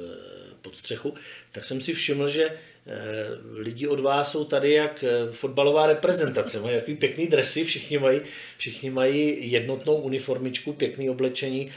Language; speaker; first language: Czech; native; Czech